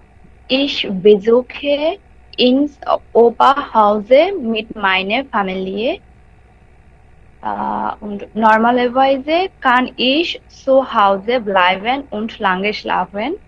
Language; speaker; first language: German; non-native, learner; Bangla